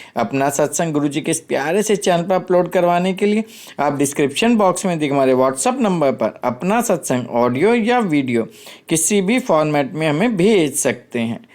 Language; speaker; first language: Hindi; native; Hindi